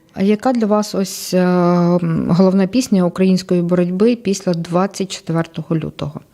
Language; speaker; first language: Ukrainian; native; Ukrainian